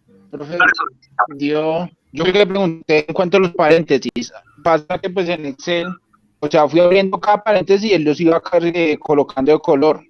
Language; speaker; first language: Spanish; native; Spanish